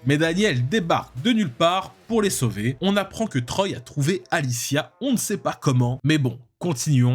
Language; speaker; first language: French; native; French